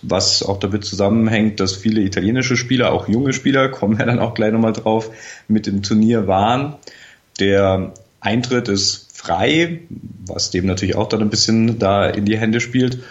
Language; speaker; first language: German; native; German